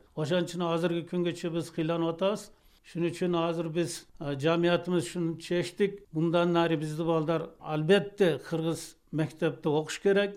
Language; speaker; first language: Kyrgyz; non-native, local second language; Uyghur